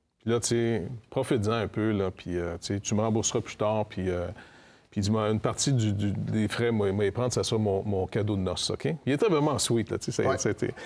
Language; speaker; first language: French; native; French